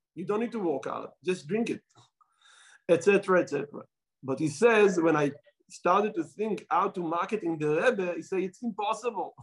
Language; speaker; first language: English; non-native, fluent; Hebrew